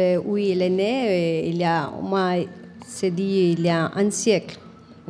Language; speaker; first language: French; non-native, fluent; Spanish